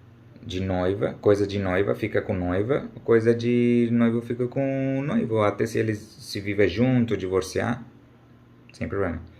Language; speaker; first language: Portuguese; non-native, learner; Urdu